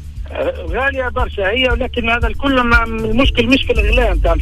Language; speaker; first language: Arabic; native; Arabic